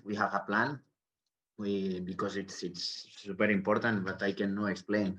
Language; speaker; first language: English; non-native, learner; Spanish